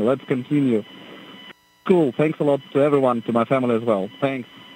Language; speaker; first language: English; non-native, fluent; Russian